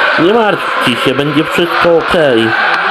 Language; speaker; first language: Polish; native; Polish